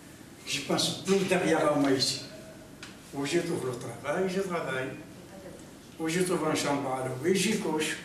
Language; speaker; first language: French; non-native, learner; Arabic